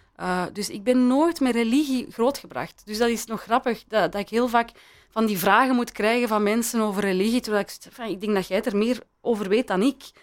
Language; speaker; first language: Dutch; early bilingual, other home language; Persian